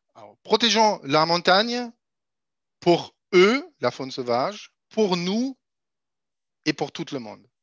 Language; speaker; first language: French; non-native, fluent; German